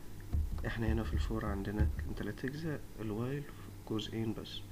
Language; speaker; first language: Arabic; native; Arabic